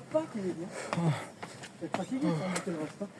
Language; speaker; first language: French; native; French